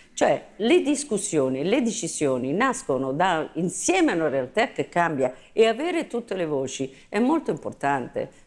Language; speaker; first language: Italian; native; Italian